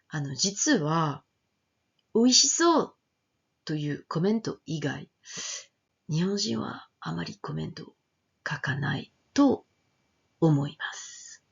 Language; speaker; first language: Japanese; non-native, fluent; French